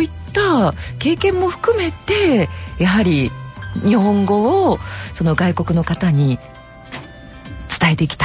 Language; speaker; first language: Japanese; native; Japanese